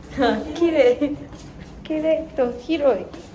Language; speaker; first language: Japanese; non-native, learner; Filipino